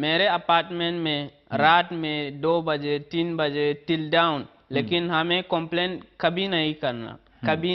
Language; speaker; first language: Hindi; non-native, learner; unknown